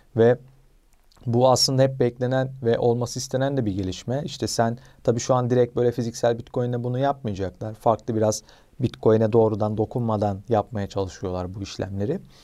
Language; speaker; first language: Turkish; native; Turkish